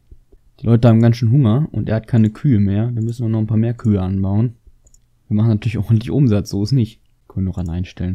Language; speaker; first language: German; native; German